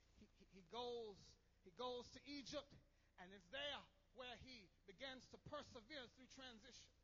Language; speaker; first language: English; native; English